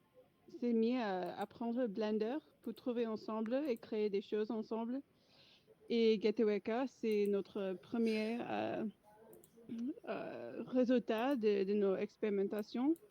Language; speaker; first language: French; non-native, fluent; English